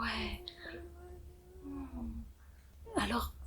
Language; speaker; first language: French; native; French